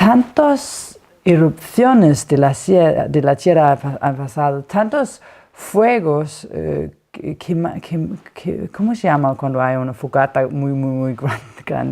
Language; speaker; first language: Spanish; non-native, fluent; Danish